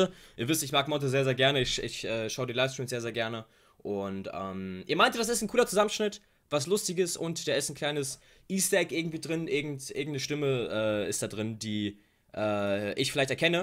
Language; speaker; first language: German; native; German